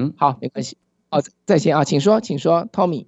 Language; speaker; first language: Chinese; native; Chinese